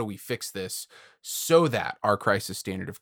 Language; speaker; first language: English; native; English